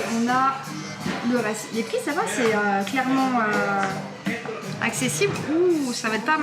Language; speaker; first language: French; native; French